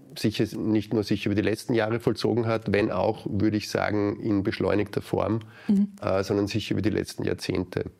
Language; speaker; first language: German; native; German